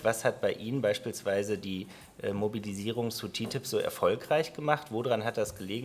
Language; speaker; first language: German; native; German